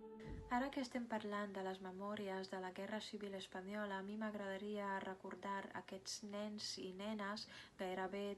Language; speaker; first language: Catalan; non-native, fluent; Russian